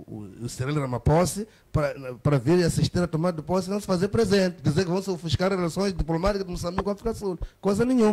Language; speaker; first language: Portuguese; native; Portuguese